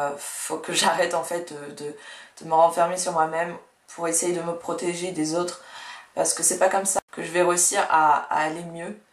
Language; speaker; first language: French; early bilingual, other home language; Russian